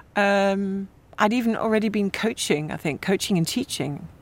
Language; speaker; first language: English; early bilingual, other home language; German